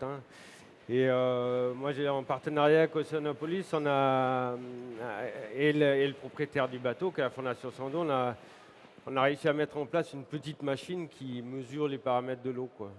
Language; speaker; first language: French; native; French